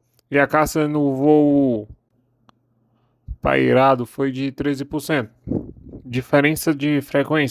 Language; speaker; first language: Portuguese; native; Portuguese